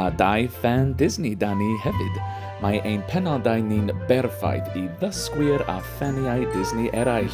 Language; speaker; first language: Welsh; non-native, learner; English